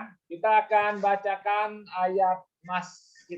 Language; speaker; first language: Indonesian; native; Indonesian